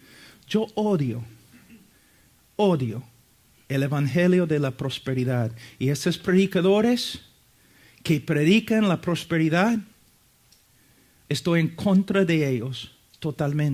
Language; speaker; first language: Spanish; non-native, fluent; English